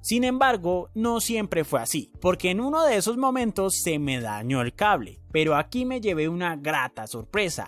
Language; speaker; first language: Spanish; native; Spanish